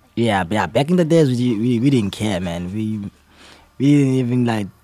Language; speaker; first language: English; non-native, local second language; Zulu